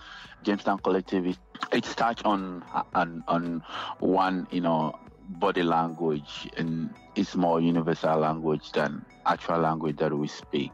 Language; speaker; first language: English; non-native, local second language; Ga